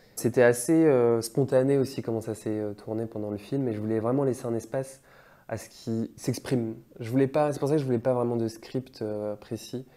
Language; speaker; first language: French; native; French